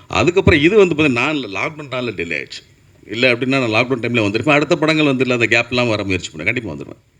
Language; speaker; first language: Tamil; native; Tamil